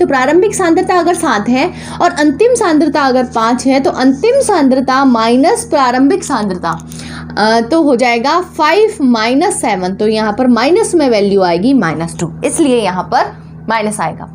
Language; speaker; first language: Hindi; native; Hindi